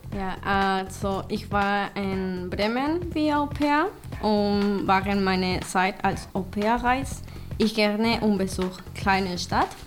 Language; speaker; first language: German; non-native, learner; Spanish